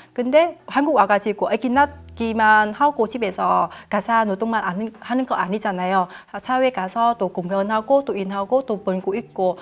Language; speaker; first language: Korean; non-native, fluent; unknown